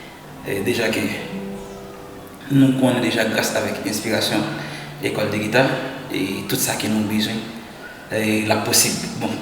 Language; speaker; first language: French; non-native, learner; Haitian Creole